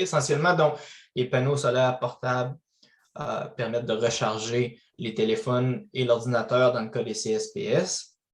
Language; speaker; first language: French; native; French